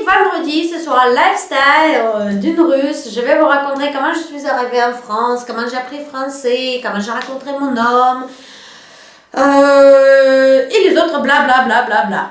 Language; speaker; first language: French; non-native, fluent; Russian